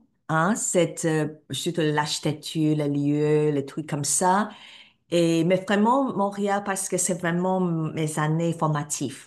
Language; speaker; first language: French; non-native, fluent; Cantonese